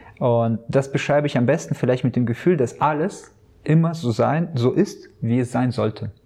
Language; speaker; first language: German; early bilingual, other home language; Russian